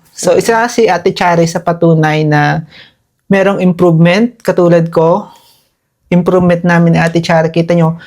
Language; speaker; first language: Filipino; native; Filipino